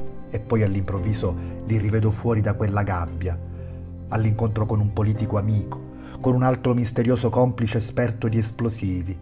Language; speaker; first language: Italian; native; Italian